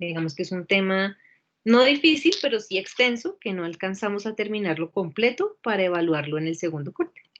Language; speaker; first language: Spanish; native; Spanish